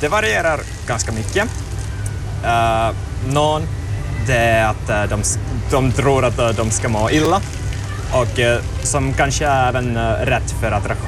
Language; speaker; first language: Swedish; non-native, local second language; Finnish